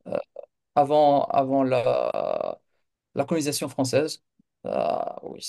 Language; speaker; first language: French; non-native, local second language; Kabyle